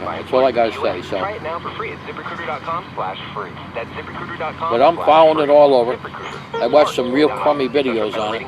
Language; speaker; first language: English; native; English